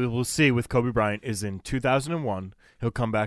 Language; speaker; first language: English; native; English